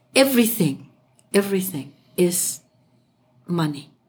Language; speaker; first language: English; non-native, fluent; Spanish